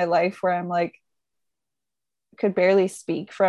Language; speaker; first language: English; native; English